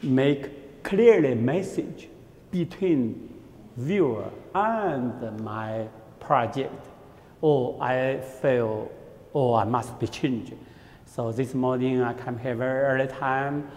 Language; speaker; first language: English; non-native, learner; Chinese